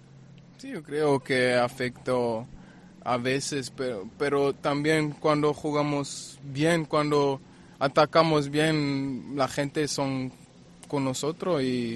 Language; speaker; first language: Spanish; non-native, fluent; German